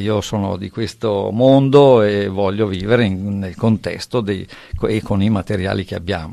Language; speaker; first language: Italian; native; Italian